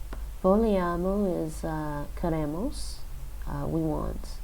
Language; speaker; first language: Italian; non-native, learner; English